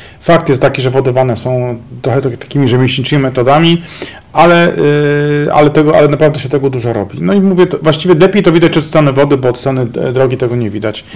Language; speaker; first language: Polish; native; Polish